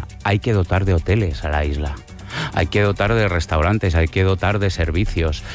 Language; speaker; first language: Spanish; native; Spanish